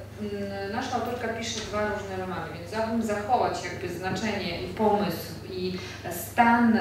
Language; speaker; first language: Polish; non-native, fluent; Georgian